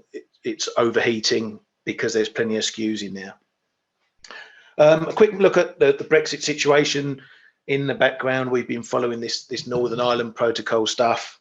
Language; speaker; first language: English; native; English